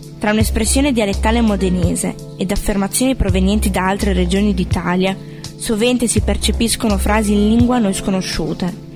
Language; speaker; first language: Italian; native; Italian